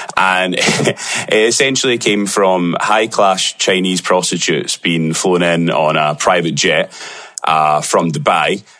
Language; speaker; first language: English; native; English